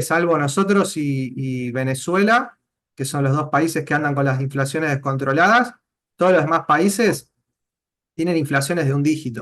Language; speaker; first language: Spanish; native; Spanish